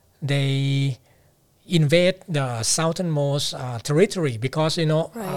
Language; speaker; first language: English; non-native, fluent; Thai